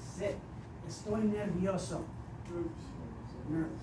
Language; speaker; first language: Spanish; non-native, fluent; English